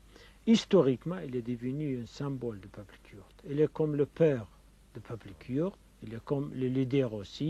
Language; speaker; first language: French; non-native, fluent; Kurdish